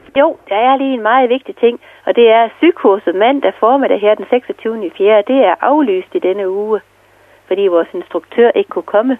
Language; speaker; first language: Danish; native; Danish